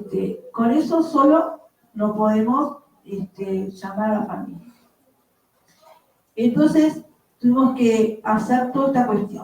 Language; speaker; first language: Spanish; native; Spanish